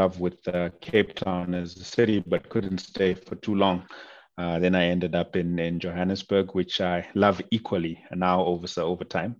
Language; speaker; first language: English; non-native, local second language; North Ndebele